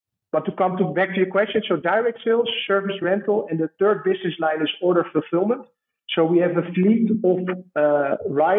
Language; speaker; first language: English; non-native, fluent; Dutch